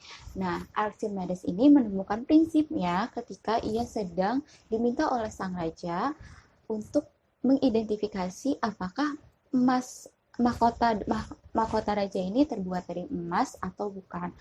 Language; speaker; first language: Indonesian; native; Indonesian